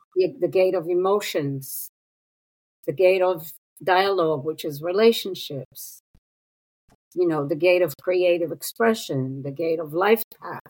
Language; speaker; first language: English; non-native, fluent; Hebrew